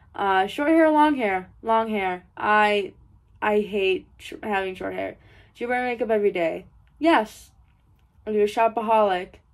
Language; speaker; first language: English; native; English